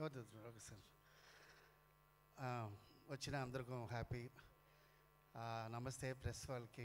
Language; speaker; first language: Telugu; non-native, learner; Kannada